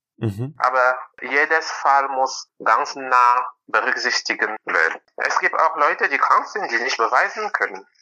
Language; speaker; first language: German; non-native, fluent; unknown